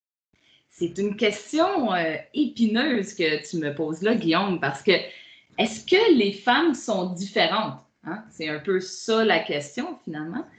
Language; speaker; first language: French; native; French